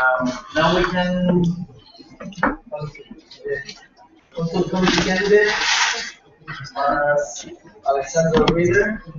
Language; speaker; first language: English; non-native, learner; Spanish